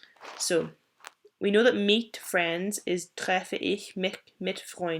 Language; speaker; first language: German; non-native, fluent; English